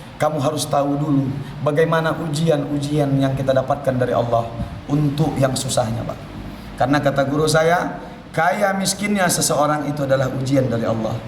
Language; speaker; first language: Indonesian; native; Indonesian